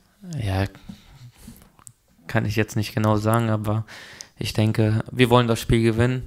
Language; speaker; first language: German; early bilingual, other home language; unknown